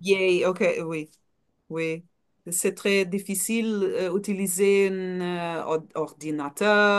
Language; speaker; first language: French; non-native, learner; Portuguese